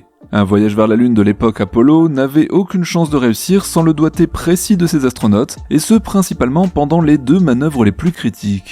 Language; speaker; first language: French; native; French